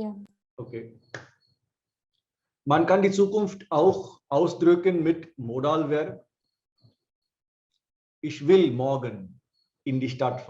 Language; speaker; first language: German; non-native, fluent; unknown